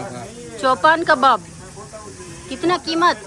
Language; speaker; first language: Hindi; non-native, local second language; Telugu